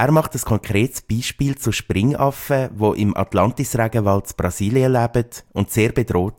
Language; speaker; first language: German; native; German